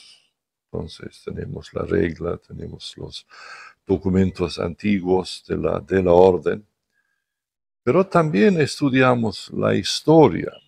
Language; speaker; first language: Spanish; non-native, fluent; English